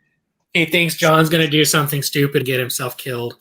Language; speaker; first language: English; native; English